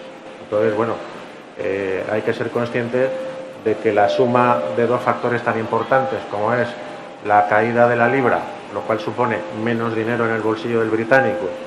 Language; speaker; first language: Spanish; native; Spanish